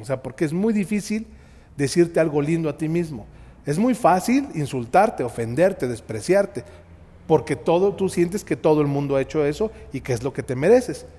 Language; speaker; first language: Spanish; native; Spanish